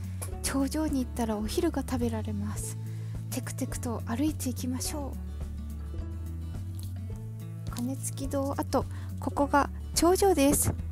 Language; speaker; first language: Japanese; non-native, fluent; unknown